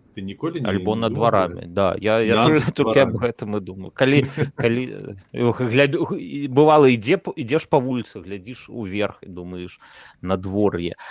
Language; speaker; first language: Belarusian; native; Belarusian